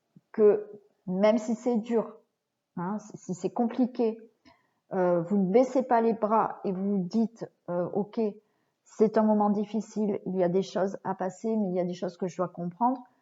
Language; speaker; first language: French; native; French